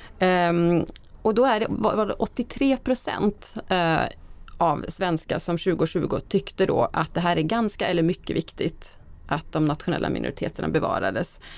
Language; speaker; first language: Swedish; native; Swedish